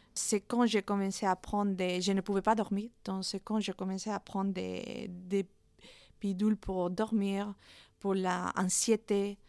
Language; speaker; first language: French; non-native, fluent; Spanish